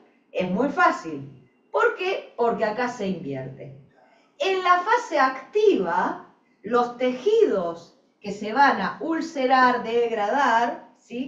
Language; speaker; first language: Spanish; native; Spanish